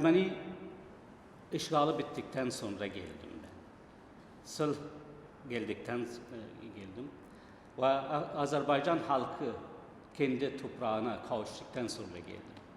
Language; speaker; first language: Turkish; non-native, learner; Persian